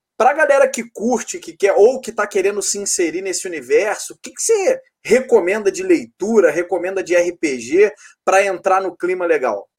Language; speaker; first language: Portuguese; native; Portuguese